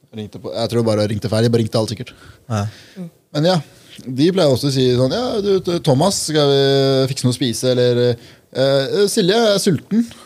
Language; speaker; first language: Norwegian; early bilingual, other home language; Punjabi